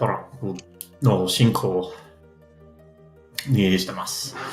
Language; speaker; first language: Japanese; non-native, learner; English